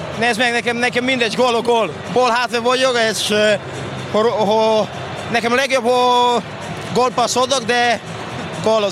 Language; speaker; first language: Hungarian; non-native, learner; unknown